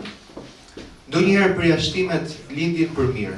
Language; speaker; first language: Albanian; native; Albanian